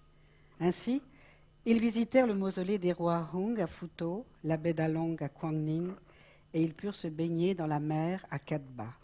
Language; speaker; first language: French; native; French